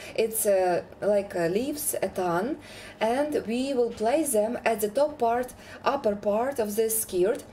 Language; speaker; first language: English; non-native, fluent; Ukrainian